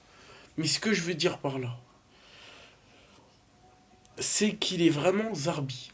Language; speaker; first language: French; native; French